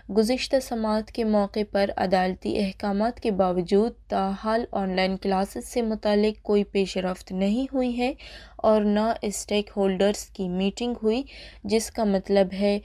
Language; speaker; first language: Urdu; non-native, local second language; Baluchi